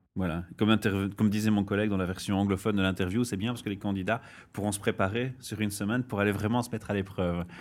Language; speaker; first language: French; native; French